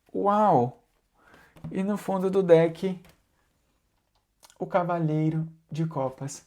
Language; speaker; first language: Portuguese; native; Portuguese